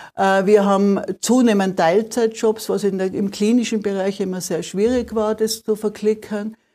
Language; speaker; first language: German; native; German